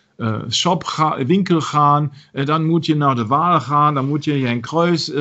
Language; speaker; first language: Dutch; non-native, learner; German